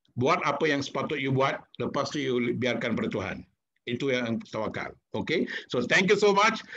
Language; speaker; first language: Malay; non-native, local second language; Tamil